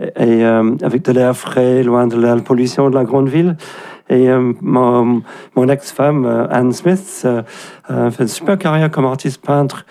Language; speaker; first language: French; non-native, fluent; English